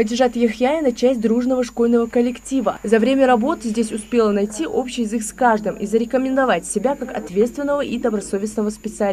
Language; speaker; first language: Russian; native; Russian